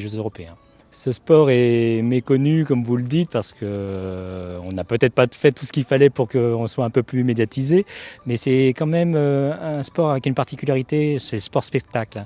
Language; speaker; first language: French; native; French